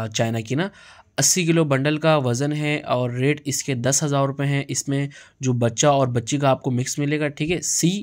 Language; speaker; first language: Urdu; native; Urdu